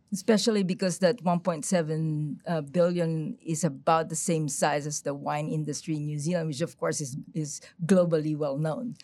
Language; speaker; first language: English; non-native, local second language; Filipino